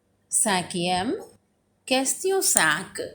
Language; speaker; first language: French; non-native, fluent; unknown